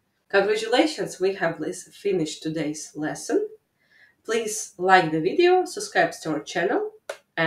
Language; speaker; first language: English; non-native, fluent; Latvian